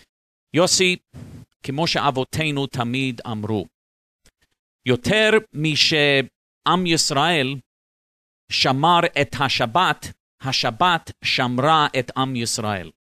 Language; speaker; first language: Hebrew; non-native, fluent; English